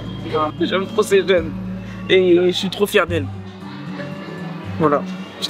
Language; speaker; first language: French; native; French